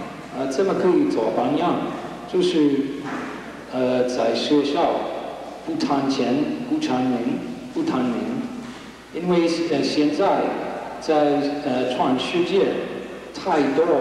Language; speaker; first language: Chinese; non-native, learner; English